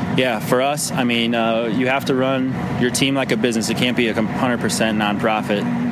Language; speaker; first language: English; native; English